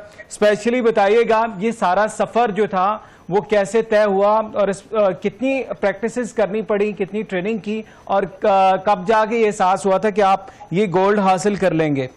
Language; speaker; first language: Urdu; native; Urdu